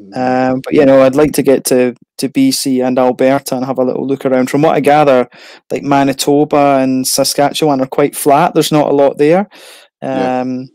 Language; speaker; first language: English; native; English